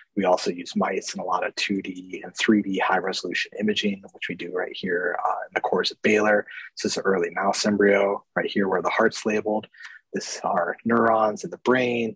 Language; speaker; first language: English; native; English